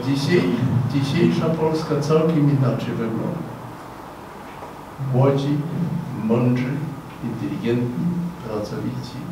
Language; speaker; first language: Polish; non-native, fluent; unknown